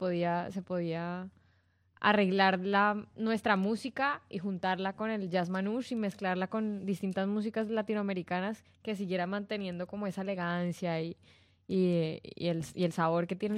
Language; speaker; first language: Spanish; native; Spanish